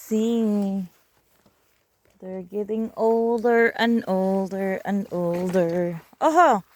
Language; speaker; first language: English; non-native, local second language; Cebuano